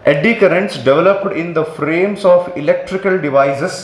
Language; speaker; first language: English; non-native, local second language; Kannada